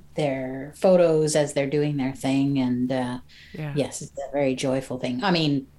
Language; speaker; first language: English; native; English